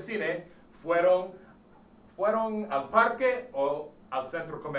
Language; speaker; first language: Spanish; non-native, fluent; English